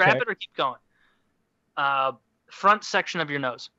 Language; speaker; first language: English; native; English